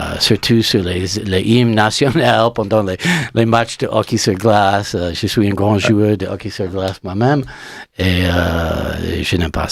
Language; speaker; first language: French; non-native, learner; English